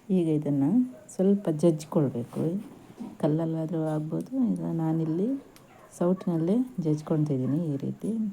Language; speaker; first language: Kannada; non-native, local second language; Tulu